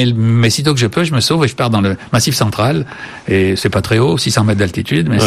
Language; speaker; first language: French; native; French